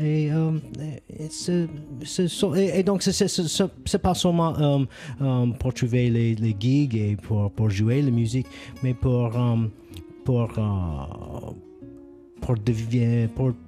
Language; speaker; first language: French; non-native, learner; English